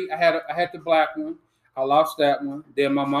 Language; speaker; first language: English; native; English